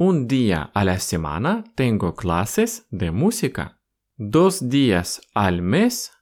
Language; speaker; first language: Spanish; non-native, fluent; Russian